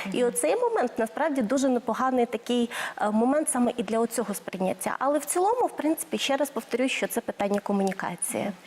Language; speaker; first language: Ukrainian; native; Ukrainian